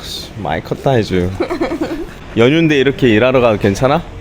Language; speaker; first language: Korean; native; Korean